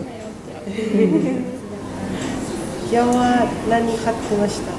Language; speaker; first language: Japanese; non-native, learner; Thai